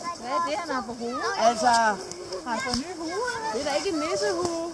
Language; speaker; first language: Danish; native; Danish